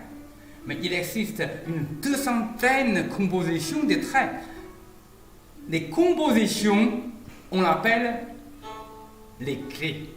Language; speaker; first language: French; non-native, fluent; Chinese